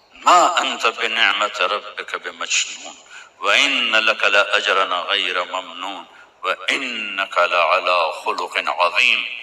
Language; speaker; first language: Urdu; non-native, local second language; Punjabi